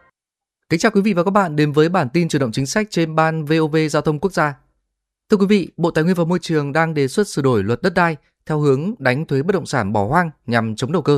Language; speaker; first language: Vietnamese; native; Vietnamese